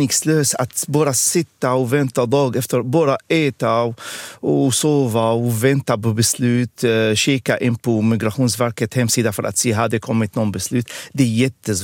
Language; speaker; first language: Swedish; non-native, fluent; Arabic